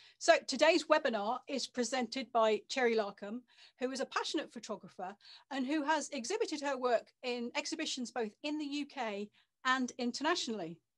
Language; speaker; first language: English; native; English